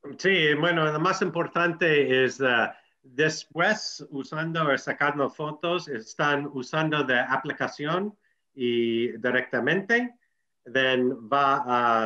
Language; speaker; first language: Spanish; non-native, learner; English